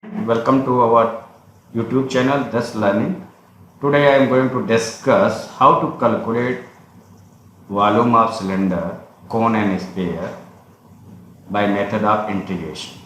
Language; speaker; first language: English; non-native, local second language; Hindi